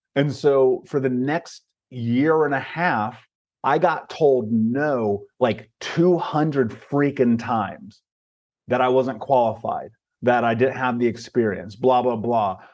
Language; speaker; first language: English; native; English